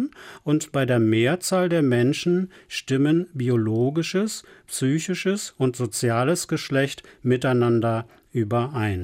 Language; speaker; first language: German; native; German